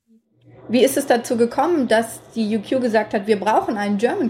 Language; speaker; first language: German; native; German